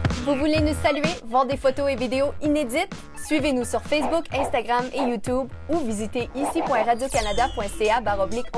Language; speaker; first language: French; native; French